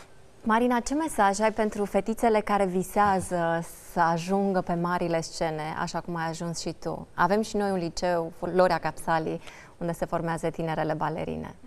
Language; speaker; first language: Romanian; native; Romanian